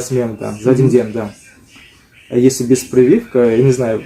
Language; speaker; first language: Russian; non-native, learner; Uzbek